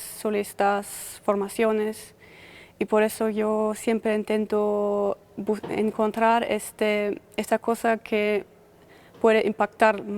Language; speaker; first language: Spanish; non-native, fluent; German